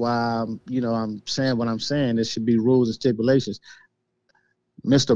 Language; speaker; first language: English; native; English